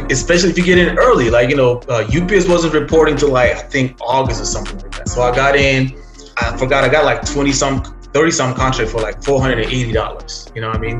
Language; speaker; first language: English; non-native, fluent; Arabic